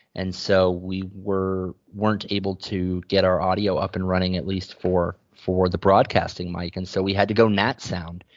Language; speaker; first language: English; native; English